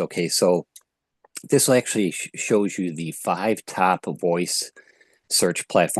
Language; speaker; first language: English; native; English